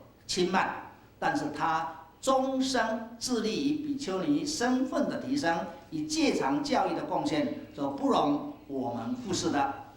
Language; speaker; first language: Chinese; native; Chinese